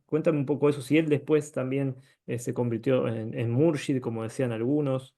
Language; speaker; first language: Spanish; native; Spanish